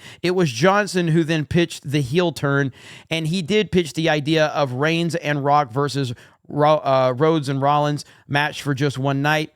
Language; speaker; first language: English; native; English